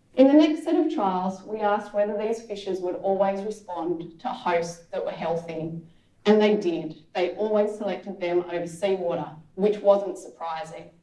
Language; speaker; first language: English; native; English